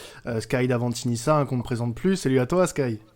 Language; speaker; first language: French; native; French